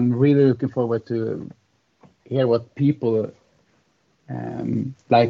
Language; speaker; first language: English; non-native, fluent; Swedish